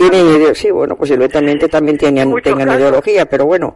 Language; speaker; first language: Spanish; native; Spanish